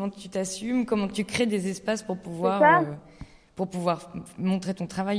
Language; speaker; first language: French; native; French